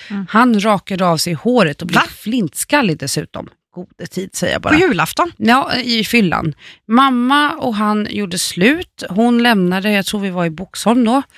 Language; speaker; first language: Swedish; native; Swedish